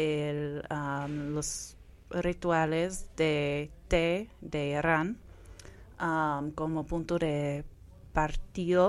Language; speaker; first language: Spanish; non-native, fluent; English